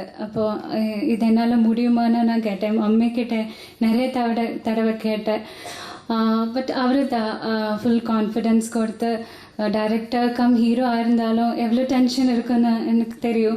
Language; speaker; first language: Tamil; non-native, learner; Malayalam